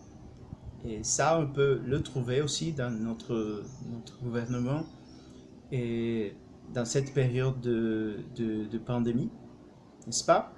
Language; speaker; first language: French; non-native, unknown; Spanish